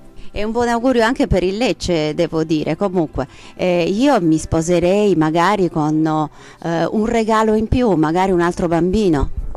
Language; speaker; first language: Italian; native; Italian